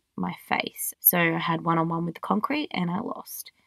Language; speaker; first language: English; native; English